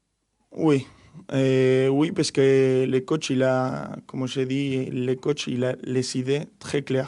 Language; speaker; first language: French; non-native, fluent; Spanish